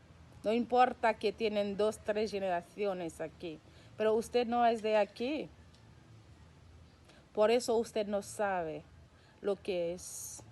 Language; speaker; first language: Spanish; non-native, local second language; Haitian Creole